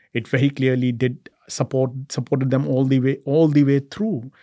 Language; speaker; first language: English; non-native, local second language; Hindi